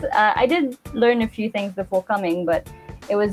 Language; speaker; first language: English; native; English